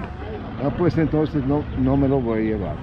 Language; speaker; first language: Spanish; non-native, fluent; English